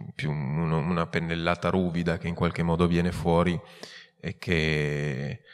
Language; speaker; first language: Italian; native; Italian